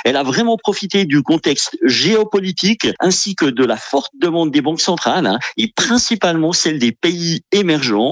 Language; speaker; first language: French; native; French